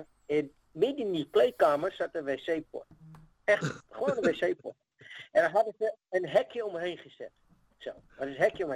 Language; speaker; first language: Dutch; native; Dutch